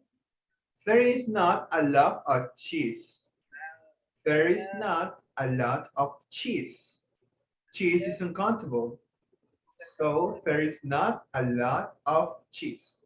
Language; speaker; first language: English; non-native, fluent; Spanish